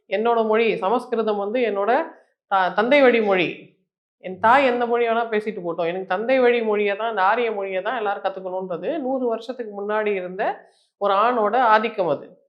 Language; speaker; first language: Tamil; native; Tamil